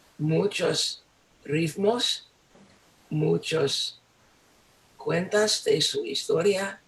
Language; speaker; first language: Spanish; non-native, fluent; English